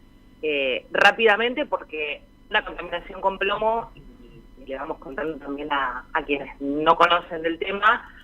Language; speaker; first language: Spanish; native; Spanish